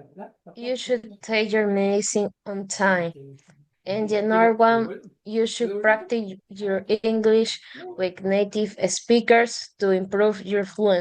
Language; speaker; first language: English; non-native, learner; Spanish